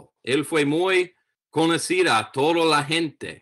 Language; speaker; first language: Spanish; non-native, learner; English